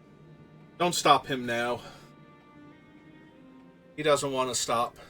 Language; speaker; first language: English; native; English